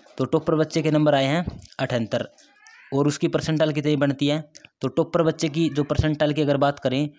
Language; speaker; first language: Hindi; native; Hindi